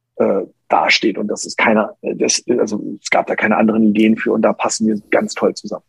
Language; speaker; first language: German; non-native, local second language; English